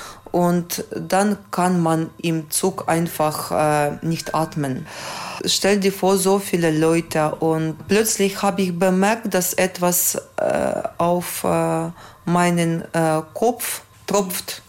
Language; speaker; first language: German; non-native, fluent; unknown